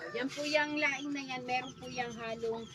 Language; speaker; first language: Filipino; native; Filipino